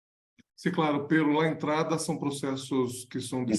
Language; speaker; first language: Spanish; non-native, learner; Portuguese